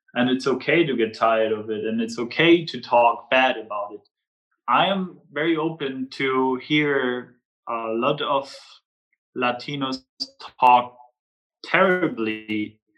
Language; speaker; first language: English; non-native, fluent; German